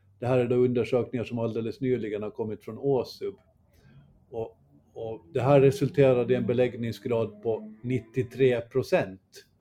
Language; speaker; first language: Swedish; native; Swedish